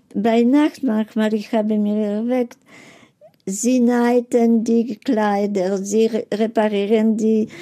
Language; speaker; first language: German; non-native, fluent; Polish